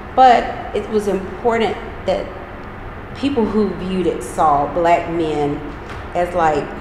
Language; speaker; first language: English; native; English